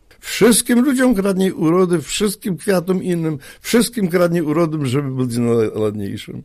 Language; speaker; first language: Polish; native; Polish